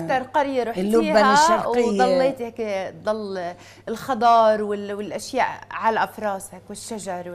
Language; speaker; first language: Arabic; native; Arabic